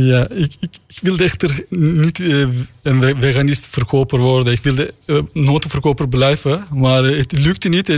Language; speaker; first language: Dutch; non-native, learner; Turkish